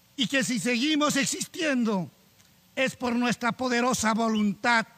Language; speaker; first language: Spanish; non-native, local second language; Quechua